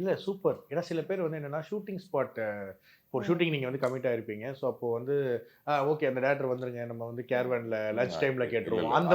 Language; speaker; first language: Tamil; native; Tamil